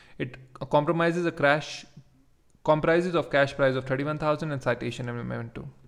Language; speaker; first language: English; non-native, local second language; Hindi